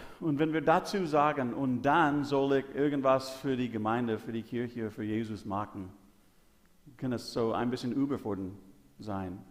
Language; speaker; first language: German; non-native, learner; English